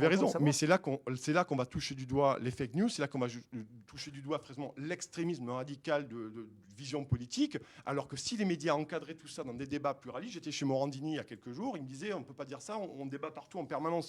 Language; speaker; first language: French; native; French